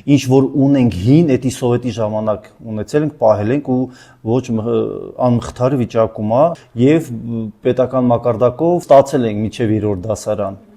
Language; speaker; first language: Armenian; non-native, local second language; Assyrian Neo-Aramaic